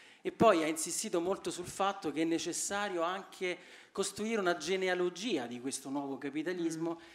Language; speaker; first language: Italian; native; Italian